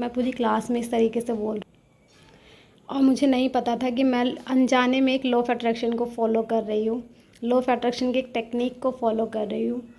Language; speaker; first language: Hindi; native; Hindi